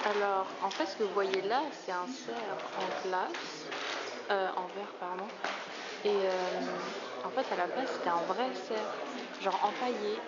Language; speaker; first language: French; native; French